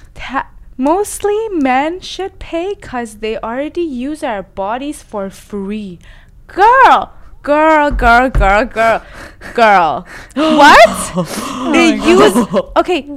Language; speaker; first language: English; non-native, fluent; Persian